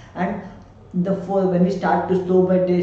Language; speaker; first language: English; non-native, local second language; Kannada